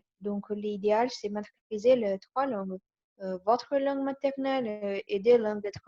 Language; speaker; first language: French; non-native, learner; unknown